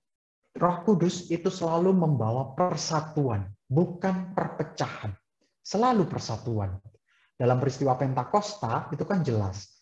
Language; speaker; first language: Indonesian; native; Indonesian